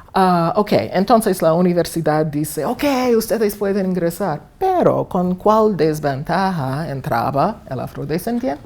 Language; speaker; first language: Spanish; non-native, fluent; English